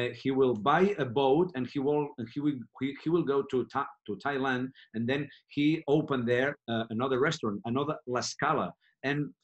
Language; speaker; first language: English; non-native, fluent; Catalan